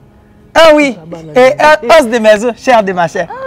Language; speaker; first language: French; non-native, local second language; Haitian Creole